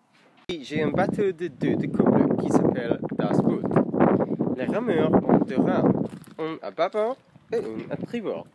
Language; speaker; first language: French; non-native, learner; English